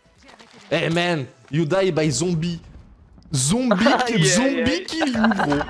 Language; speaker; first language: English; non-native, learner; French